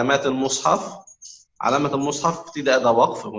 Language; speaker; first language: Arabic; native; Arabic